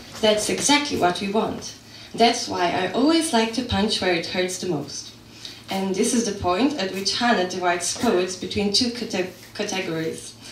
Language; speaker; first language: English; non-native, fluent; Slovenian